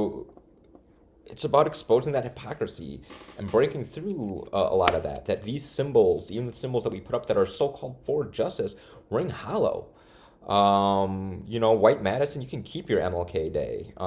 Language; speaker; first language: English; native; English